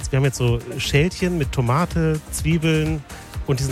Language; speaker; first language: German; native; German